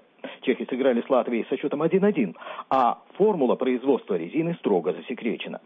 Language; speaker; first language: Russian; native; Russian